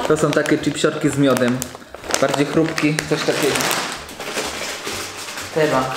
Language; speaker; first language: Polish; native; Polish